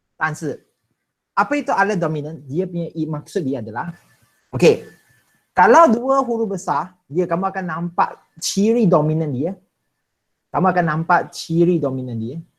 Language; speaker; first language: Malay; non-native, local second language; Chinese